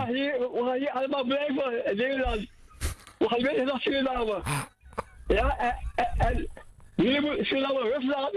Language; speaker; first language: Dutch; non-native, local second language; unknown